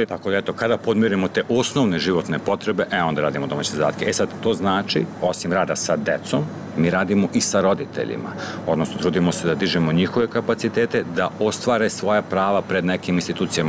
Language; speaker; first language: Serbian; native; Serbian